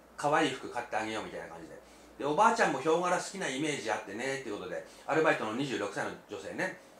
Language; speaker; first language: Japanese; native; Japanese